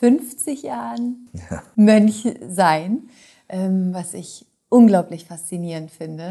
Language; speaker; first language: German; native; German